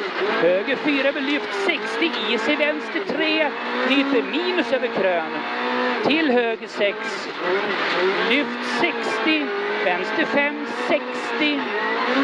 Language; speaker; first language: Swedish; native; Swedish